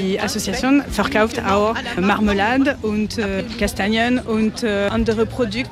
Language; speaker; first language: German; non-native, learner; French